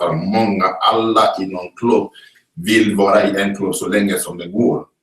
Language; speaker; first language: Swedish; non-native, fluent; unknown